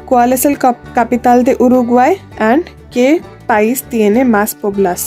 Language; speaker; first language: Spanish; non-native, learner; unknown